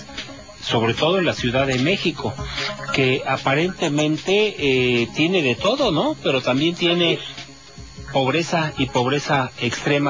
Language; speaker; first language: Spanish; native; Spanish